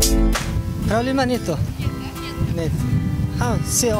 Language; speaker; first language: Russian; non-native, learner; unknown